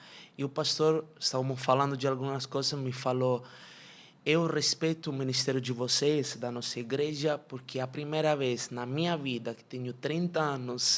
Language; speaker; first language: Portuguese; non-native, fluent; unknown